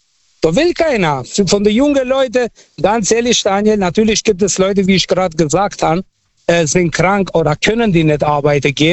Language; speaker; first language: German; non-native, fluent; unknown